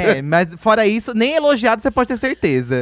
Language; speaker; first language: Portuguese; native; Portuguese